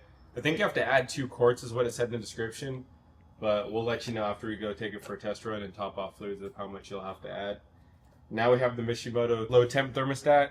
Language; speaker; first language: English; native; English